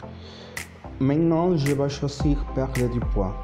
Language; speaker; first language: French; non-native, learner; Spanish